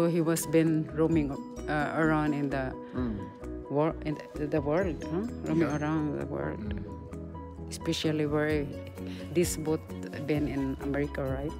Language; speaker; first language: English; non-native, learner; Filipino